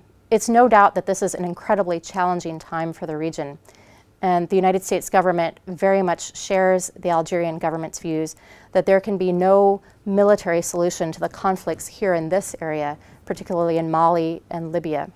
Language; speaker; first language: English; native; English